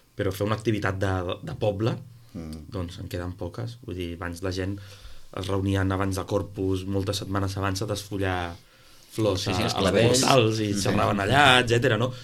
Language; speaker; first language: Catalan; native; Catalan